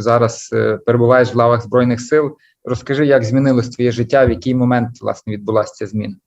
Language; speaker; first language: Ukrainian; native; Ukrainian